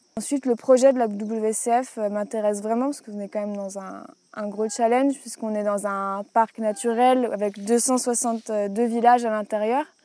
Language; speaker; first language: French; native; French